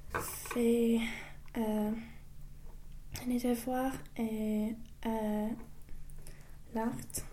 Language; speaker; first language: French; non-native, learner; English